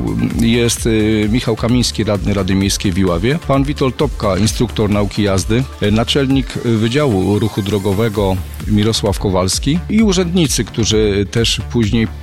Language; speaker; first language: Polish; native; Polish